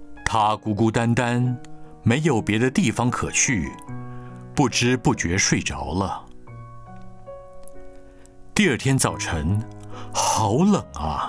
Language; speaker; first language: Chinese; native; Chinese